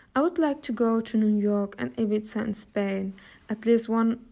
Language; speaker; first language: English; non-native, learner; German